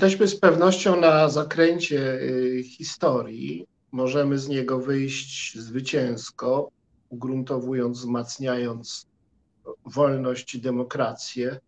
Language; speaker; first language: Polish; native; Polish